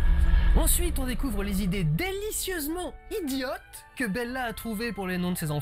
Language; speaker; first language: French; native; French